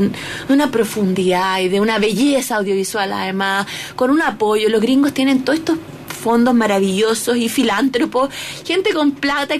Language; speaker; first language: Spanish; native; Spanish